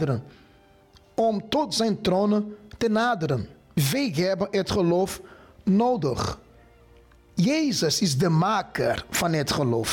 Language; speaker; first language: Dutch; non-native, fluent; Portuguese